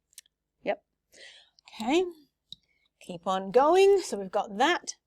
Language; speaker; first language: English; native; English